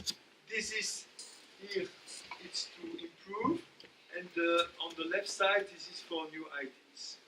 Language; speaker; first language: English; non-native, fluent; French